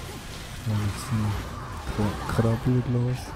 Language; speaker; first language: German; native; German